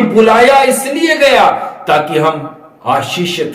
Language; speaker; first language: Hindi; native; Hindi